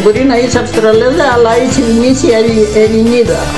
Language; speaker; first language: Greek; early bilingual, heritage; Greek